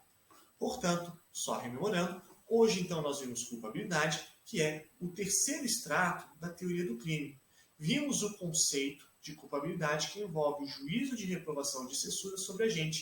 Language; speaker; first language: Portuguese; native; Portuguese